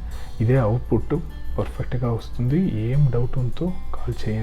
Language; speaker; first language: Telugu; non-native, learner; Kannada